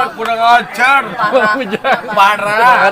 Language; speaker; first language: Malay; non-native, local second language; Sundanese